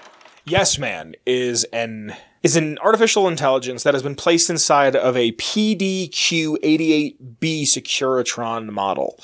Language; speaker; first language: English; native; English